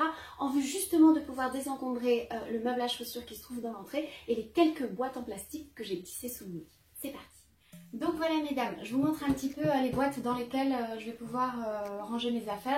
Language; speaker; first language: French; native; French